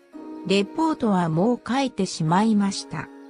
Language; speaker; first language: Japanese; non-native, learner; English